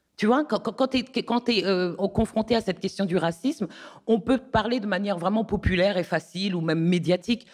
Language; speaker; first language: French; native; French